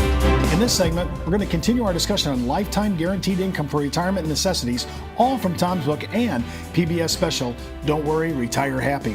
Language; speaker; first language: English; native; English